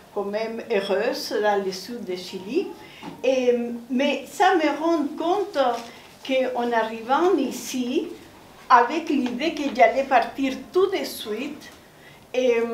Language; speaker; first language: French; non-native, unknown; Spanish